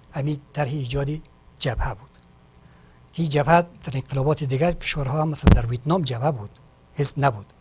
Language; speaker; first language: Persian; native; Persian